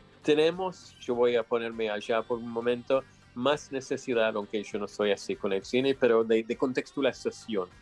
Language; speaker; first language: Spanish; non-native, fluent; English